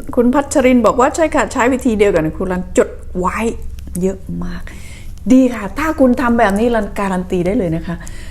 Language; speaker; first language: Thai; native; Thai